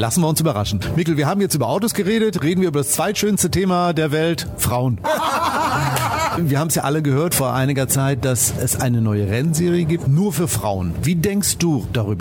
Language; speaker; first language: German; native; German